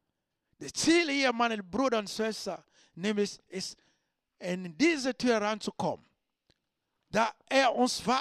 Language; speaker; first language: German; non-native, learner; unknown